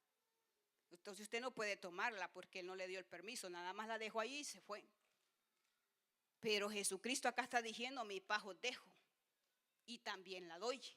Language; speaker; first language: Spanish; native; Spanish